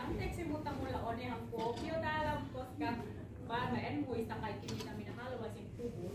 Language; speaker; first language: Finnish; non-native, learner; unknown